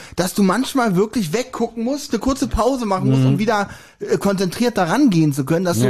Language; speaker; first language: German; native; German